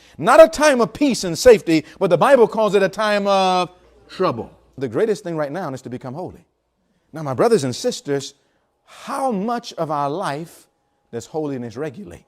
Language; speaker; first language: English; native; English